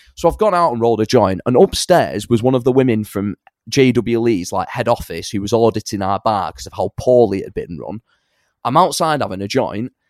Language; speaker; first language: English; native; English